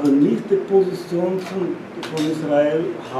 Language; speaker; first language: German; non-native, learner; Portuguese